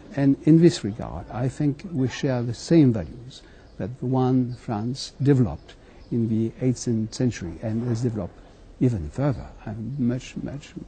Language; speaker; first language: English; non-native, fluent; French